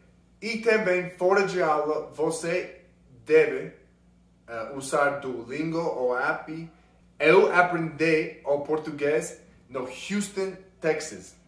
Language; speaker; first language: Portuguese; non-native, learner; English